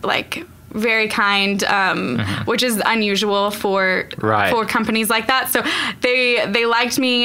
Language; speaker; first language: English; native; English